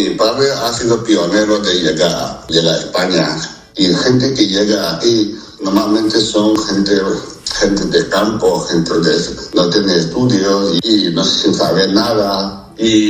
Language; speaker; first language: Spanish; non-native, fluent; Chinese